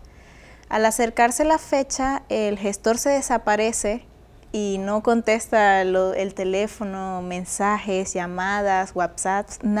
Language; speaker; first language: Spanish; native; Spanish